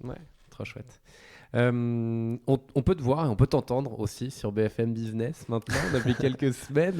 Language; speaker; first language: French; native; French